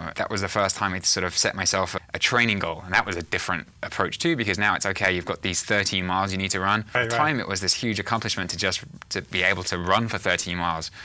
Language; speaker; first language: English; native; English